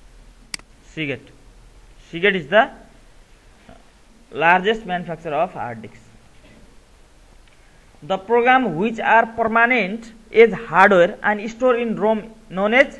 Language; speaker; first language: English; non-native, local second language; Nepali